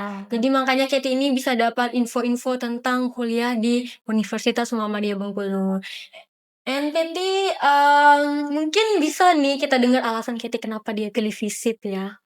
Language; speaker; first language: Indonesian; native; Indonesian